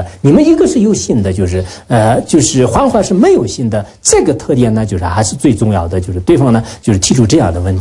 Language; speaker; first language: Chinese; non-native, local second language; Tibetan